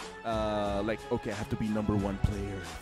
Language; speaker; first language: English; non-native, local second language; Filipino